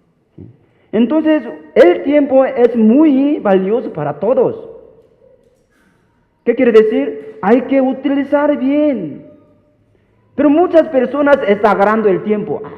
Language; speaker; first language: Spanish; non-native, fluent; Korean